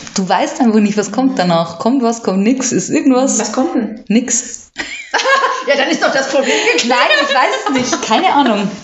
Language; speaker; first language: German; native; German